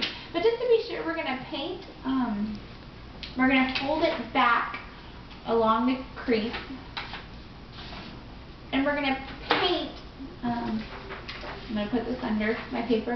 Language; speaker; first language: English; native; English